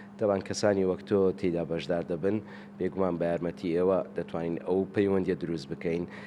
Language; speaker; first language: Central Kurdish; native; Central Kurdish